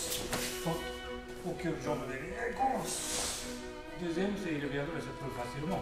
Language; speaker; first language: French; non-native, learner; Japanese